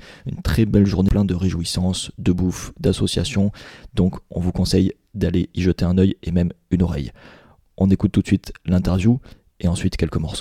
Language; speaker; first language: French; native; French